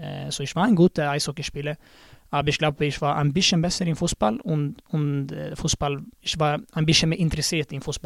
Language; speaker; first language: German; non-native, learner; Swedish